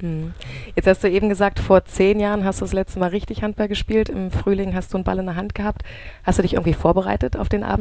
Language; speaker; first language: German; native; German